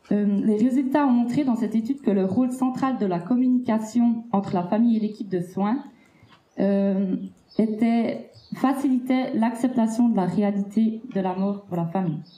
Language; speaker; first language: French; native; French